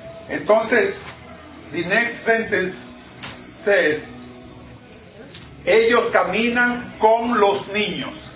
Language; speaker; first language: Spanish; non-native, fluent; English